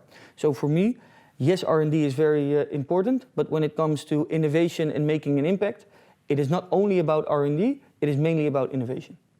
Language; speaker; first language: English; non-native, fluent; Dutch